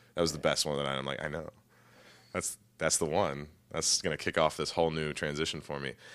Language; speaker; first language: English; native; English